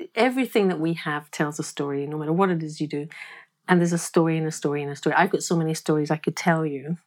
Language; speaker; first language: English; native; English